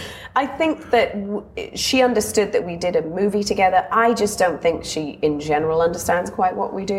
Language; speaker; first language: English; native; English